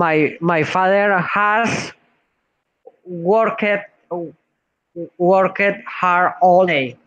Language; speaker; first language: English; non-native, learner; Spanish